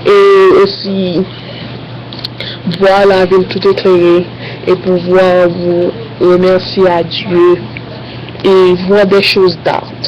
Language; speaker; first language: French; non-native, learner; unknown